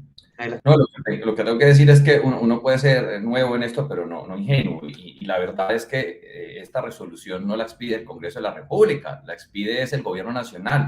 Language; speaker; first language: Spanish; native; Spanish